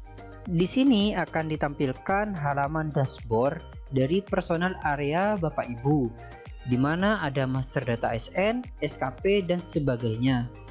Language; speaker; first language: Indonesian; native; Indonesian